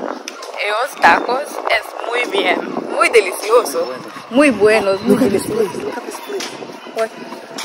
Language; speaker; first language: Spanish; non-native, learner; English